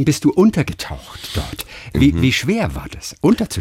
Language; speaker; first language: German; native; German